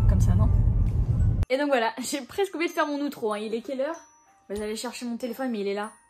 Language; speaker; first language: French; native; French